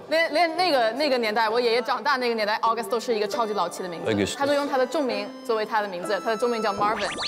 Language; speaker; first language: Chinese; non-native, fluent; English